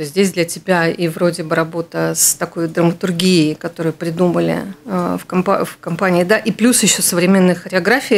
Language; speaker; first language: Russian; native; Russian